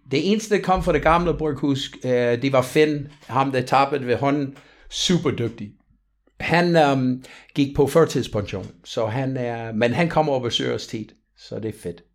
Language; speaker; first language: Danish; non-native, fluent; English